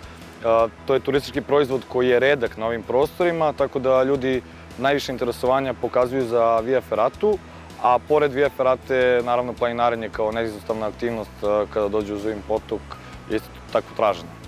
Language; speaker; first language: Croatian; native; Croatian